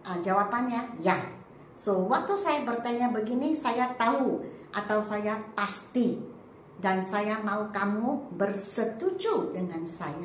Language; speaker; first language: Malay; non-native, local second language; Chinese